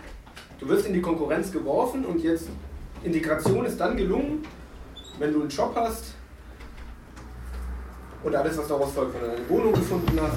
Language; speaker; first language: German; native; German